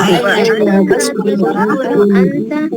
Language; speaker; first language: Arabic; non-native, learner; Indonesian